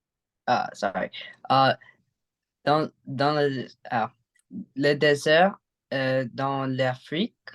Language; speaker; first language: French; non-native, learner; English